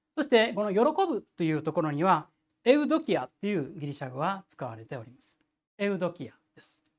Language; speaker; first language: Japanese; native; Japanese